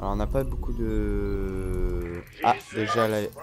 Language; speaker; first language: French; native; French